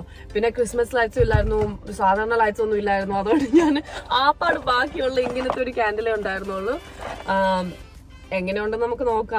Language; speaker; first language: Malayalam; early bilingual, heritage; Malayalam